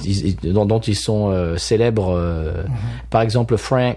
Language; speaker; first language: French; native; French